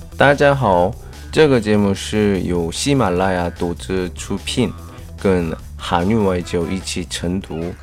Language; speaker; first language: Chinese; non-native, fluent; Korean